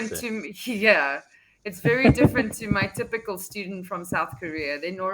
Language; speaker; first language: English; non-native, fluent; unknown